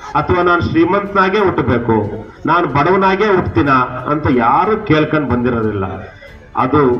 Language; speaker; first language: Kannada; native; Kannada